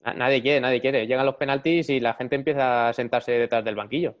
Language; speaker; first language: Spanish; native; Spanish